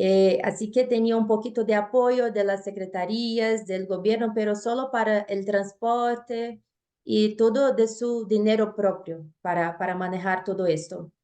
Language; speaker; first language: Spanish; non-native, fluent; Portuguese